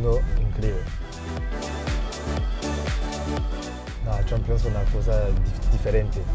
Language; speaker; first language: Spanish; non-native, fluent; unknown